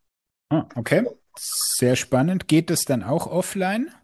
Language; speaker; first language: German; native; German